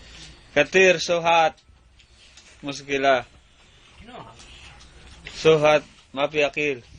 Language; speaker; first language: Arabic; non-native, learner; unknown